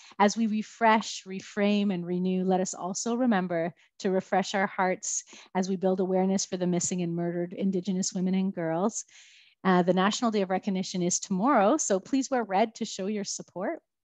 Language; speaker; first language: English; native; English